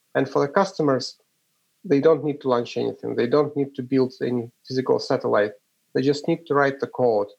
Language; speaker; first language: English; non-native, fluent; Ukrainian